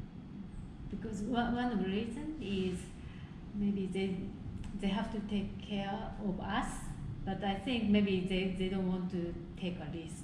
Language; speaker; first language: English; non-native, fluent; Japanese